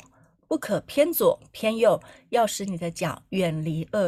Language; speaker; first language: Chinese; native; Chinese